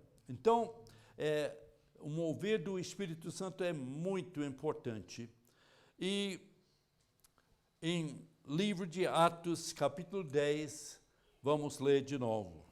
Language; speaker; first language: Portuguese; non-native, fluent; English